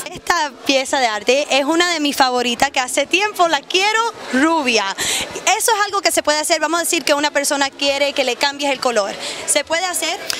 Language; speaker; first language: Spanish; early bilingual, heritage; Spanish